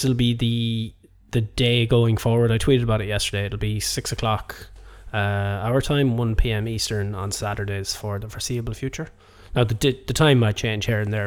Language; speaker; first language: English; native; English